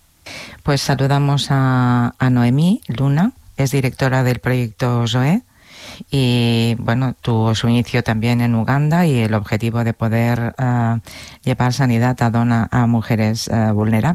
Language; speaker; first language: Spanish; non-native, local second language; Catalan